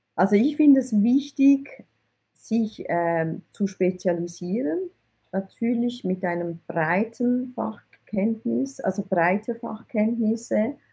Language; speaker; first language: German; early bilingual, other home language; Persian